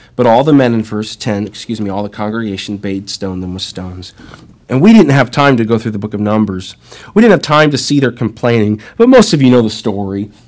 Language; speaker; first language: English; native; English